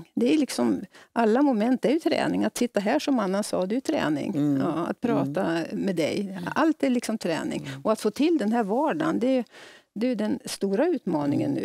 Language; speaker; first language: Swedish; native; Swedish